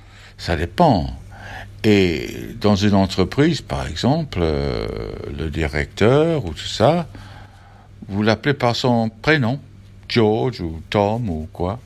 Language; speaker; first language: French; non-native, fluent; English